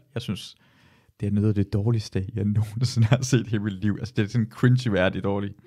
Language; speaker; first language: Danish; early bilingual, other home language; Persian